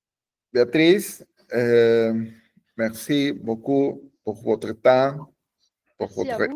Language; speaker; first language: French; non-native, learner; Spanish